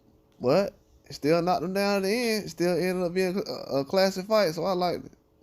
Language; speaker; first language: English; native; English